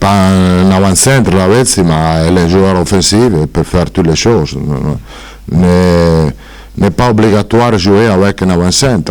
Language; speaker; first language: French; non-native, fluent; Italian